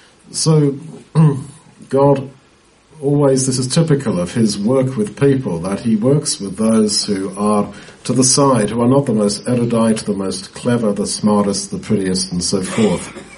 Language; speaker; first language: English; native; English